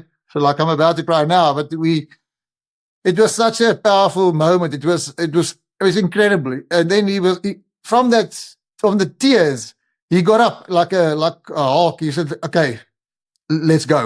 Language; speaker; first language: English; non-native, local second language; Afrikaans